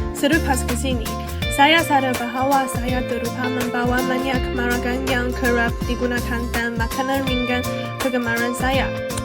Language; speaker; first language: Malay; non-native, learner; Chinese